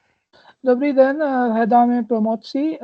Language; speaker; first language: Czech; non-native, learner; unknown